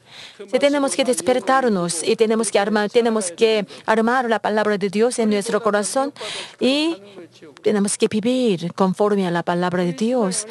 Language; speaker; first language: Spanish; non-native, learner; Korean